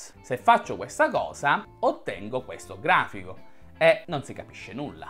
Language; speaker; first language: Italian; native; Italian